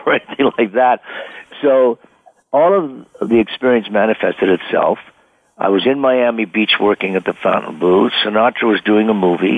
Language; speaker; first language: English; native; English